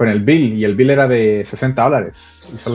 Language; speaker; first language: Spanish; early bilingual, heritage; Spanish